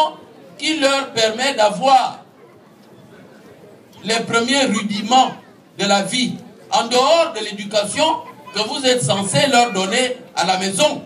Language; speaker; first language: French; non-native, local second language; Fang